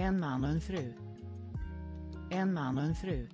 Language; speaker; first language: Swedish; non-native, learner; English